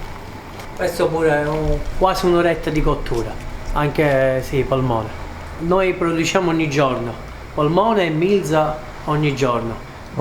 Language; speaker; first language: Italian; native; Italian